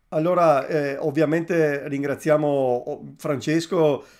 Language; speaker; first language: Italian; native; Italian